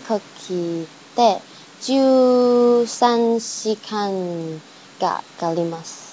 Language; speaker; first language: Japanese; non-native, learner; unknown